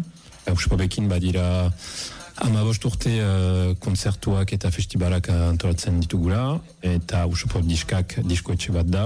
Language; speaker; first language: Basque; non-native, fluent; Italian